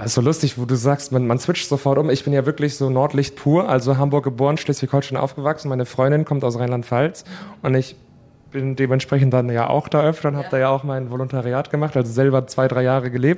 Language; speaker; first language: German; native; German